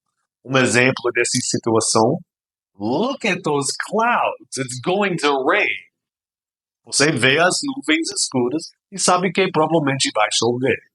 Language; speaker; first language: Portuguese; non-native, fluent; English